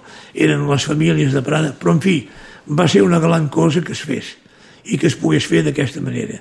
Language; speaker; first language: Catalan; native; Catalan